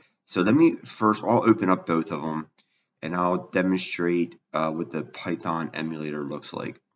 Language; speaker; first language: English; native; English